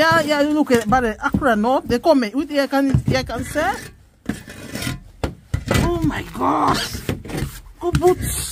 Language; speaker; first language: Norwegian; non-native, fluent; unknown